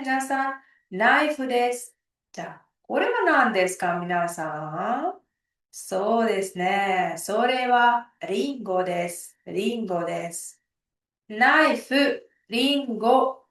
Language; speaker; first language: Japanese; non-native, fluent; Uzbek